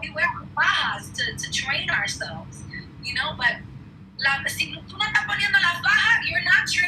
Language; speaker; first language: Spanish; early bilingual, heritage; Spanish